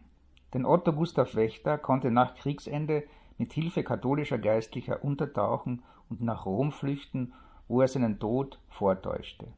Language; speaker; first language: German; native; German